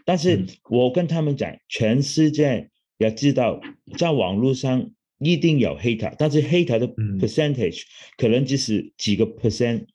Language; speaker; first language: Chinese; non-native, local second language; Cantonese